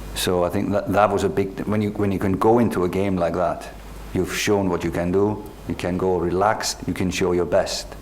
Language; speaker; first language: English; non-native, fluent; Icelandic